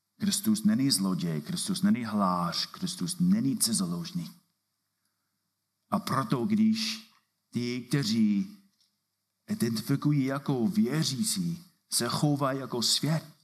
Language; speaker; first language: Czech; non-native, fluent; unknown